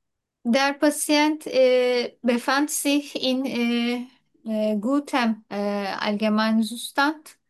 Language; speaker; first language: German; non-native, learner; Turkish